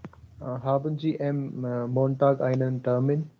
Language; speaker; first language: German; non-native, learner; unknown